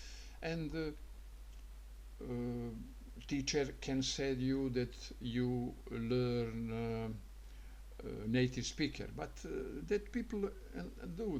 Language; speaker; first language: English; non-native, learner; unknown